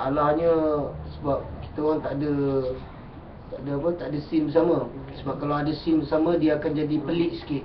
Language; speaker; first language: Malay; native; Malay